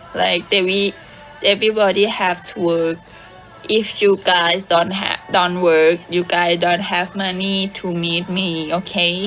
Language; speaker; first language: English; non-native, learner; Thai